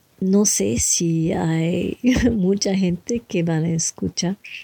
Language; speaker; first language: Spanish; non-native, learner; English